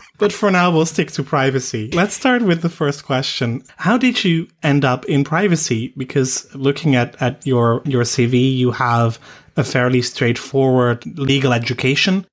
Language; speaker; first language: English; non-native, fluent; Dutch